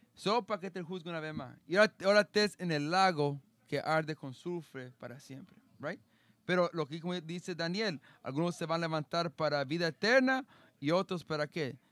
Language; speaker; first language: Spanish; early bilingual, heritage; Spanish